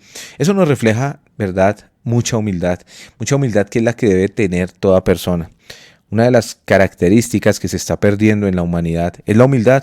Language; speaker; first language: Spanish; native; Spanish